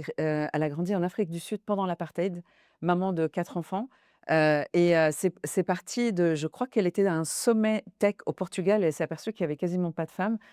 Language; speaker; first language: French; early bilingual, other home language; Arabic